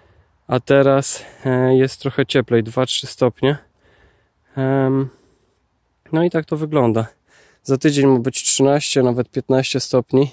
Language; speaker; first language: Polish; native; Polish